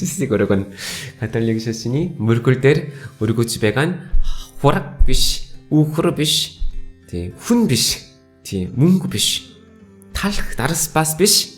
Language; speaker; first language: Mongolian; non-native, fluent; Korean